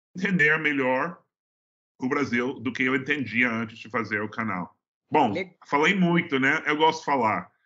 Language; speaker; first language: Portuguese; non-native, fluent; English